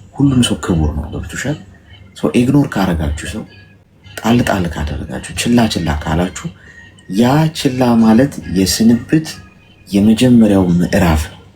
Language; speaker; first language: Amharic; native; Amharic